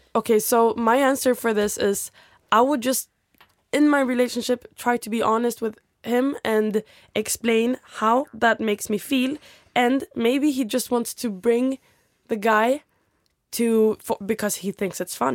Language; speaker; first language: English; non-native, fluent; Swedish